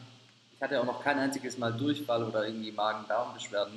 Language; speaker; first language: German; native; German